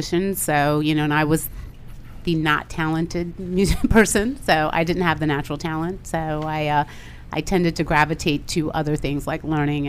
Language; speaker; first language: English; native; English